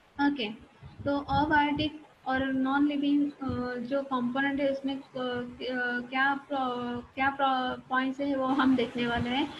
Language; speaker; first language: Hindi; non-native, local second language; Marathi